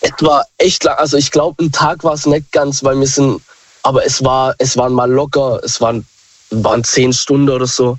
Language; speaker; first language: German; native; German